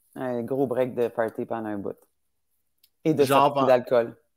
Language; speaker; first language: French; native; French